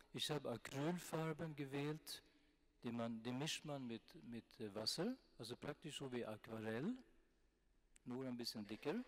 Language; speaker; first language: German; non-native, fluent; Swedish